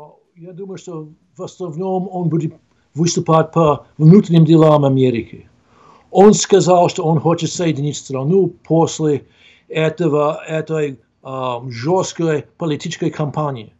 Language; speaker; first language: Ukrainian; non-native, fluent; English